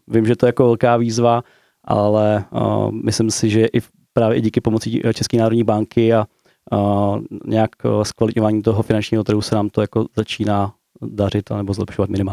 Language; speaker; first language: Czech; native; Czech